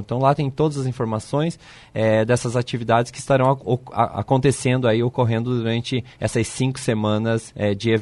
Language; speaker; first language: Portuguese; native; Portuguese